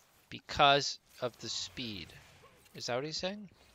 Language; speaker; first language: English; native; English